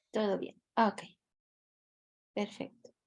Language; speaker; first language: Spanish; native; Spanish